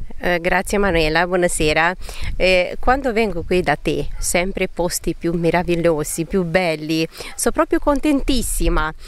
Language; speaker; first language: Italian; non-native, fluent; Romanian